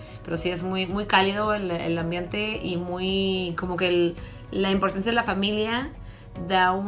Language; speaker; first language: Spanish; non-native, fluent; French